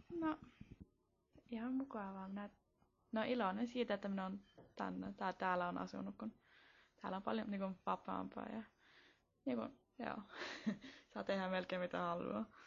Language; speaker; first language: Finnish; early bilingual, heritage; Finnish